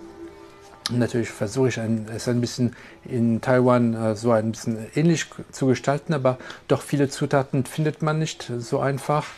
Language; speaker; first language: German; non-native, local second language; French